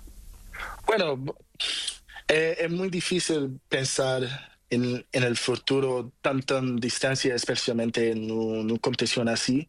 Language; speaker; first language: Spanish; non-native, learner; Portuguese